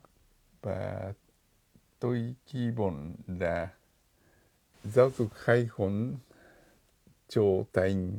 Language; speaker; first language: Vietnamese; non-native, fluent; Japanese